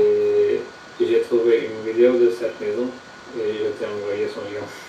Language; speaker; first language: French; non-native, fluent; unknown